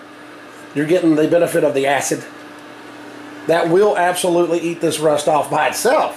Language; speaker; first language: English; native; English